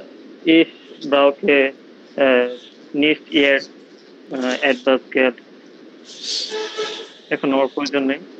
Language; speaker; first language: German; non-native, learner; Bangla